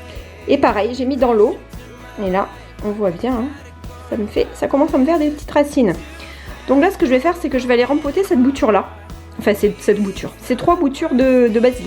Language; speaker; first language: French; native; French